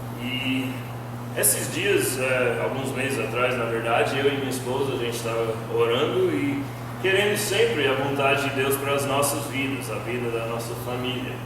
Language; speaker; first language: Portuguese; non-native, fluent; English